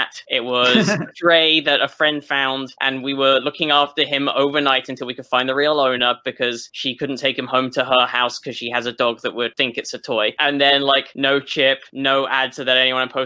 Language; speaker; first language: English; native; English